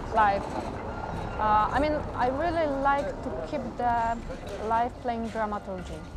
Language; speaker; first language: English; non-native, fluent; Polish